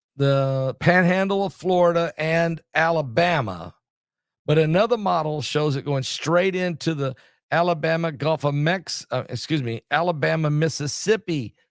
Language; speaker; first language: English; native; English